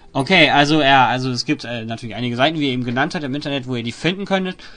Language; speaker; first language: German; native; German